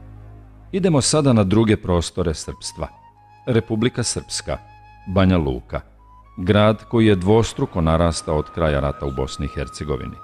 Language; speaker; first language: Serbian; native; Serbian